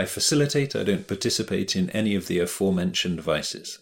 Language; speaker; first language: English; native; English